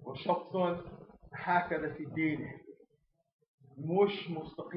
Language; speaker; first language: Arabic; non-native, fluent; English